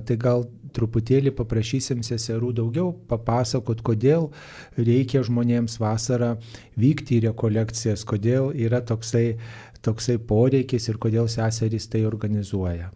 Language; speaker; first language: Lithuanian; native; Lithuanian